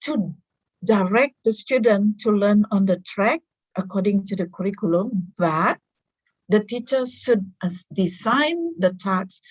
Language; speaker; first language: English; non-native, fluent; Indonesian